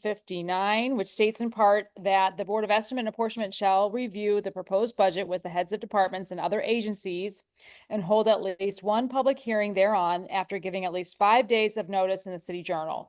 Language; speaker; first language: English; native; English